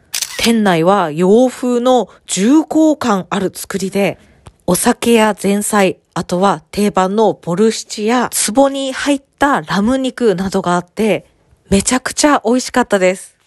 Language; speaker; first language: Japanese; native; Japanese